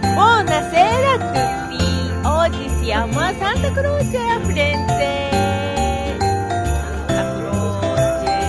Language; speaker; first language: Italian; non-native, learner; Japanese